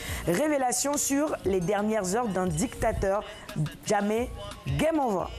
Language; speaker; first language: French; non-native, local second language; Wolof